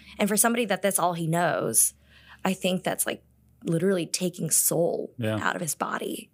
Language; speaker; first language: English; early bilingual, other home language; Korean